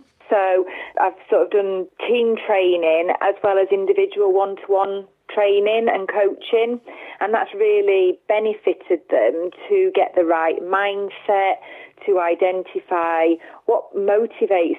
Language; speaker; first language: English; native; English